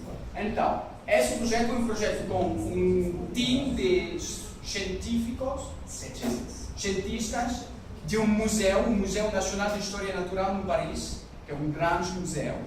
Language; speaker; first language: Portuguese; non-native, learner; French